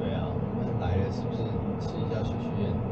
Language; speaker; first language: Chinese; native; Chinese